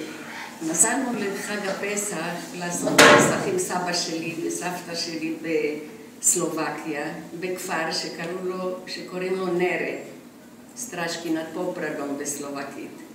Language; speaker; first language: Hebrew; non-native, fluent; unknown